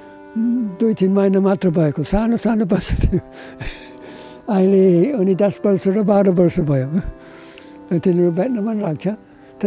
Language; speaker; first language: Nepali; non-native, learner; English